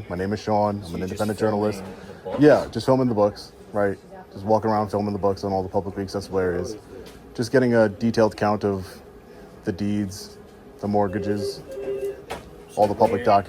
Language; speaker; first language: English; native; English